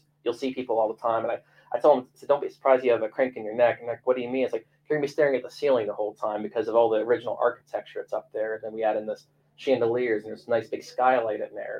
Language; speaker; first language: English; native; English